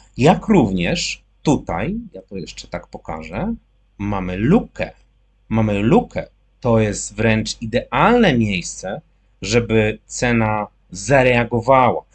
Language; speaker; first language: Polish; native; Polish